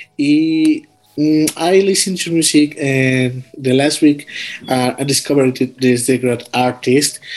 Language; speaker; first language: English; non-native, learner; Spanish